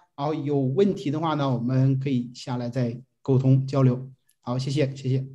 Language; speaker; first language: Chinese; native; Chinese